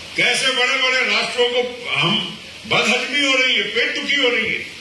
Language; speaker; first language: Hindi; non-native, local second language; Marathi